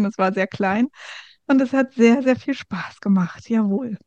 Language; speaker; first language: German; native; German